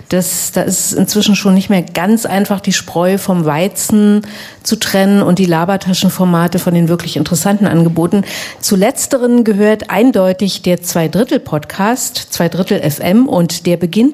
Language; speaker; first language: German; native; German